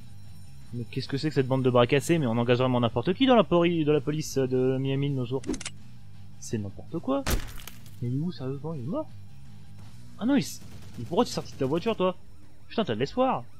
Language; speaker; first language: French; native; French